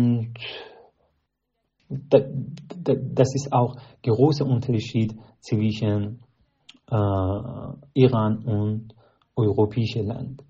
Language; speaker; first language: German; non-native, learner; Persian